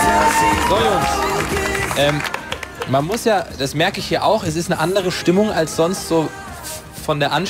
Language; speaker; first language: German; native; German